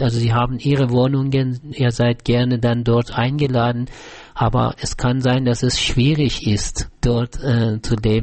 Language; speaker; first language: German; non-native, fluent; Persian